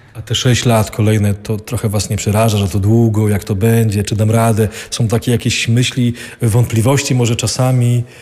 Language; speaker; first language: Polish; native; Polish